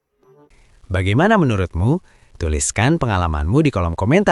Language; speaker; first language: Indonesian; native; Indonesian